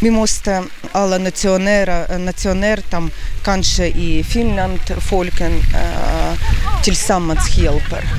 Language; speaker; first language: Swedish; non-native, learner; Ukrainian